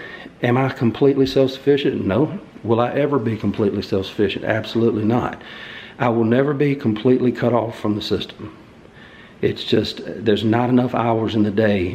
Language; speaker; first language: English; native; English